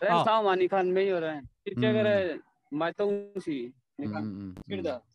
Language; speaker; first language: Chinese; non-native, learner; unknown